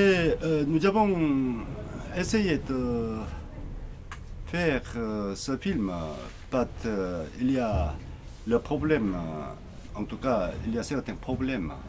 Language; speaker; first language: French; non-native, learner; Korean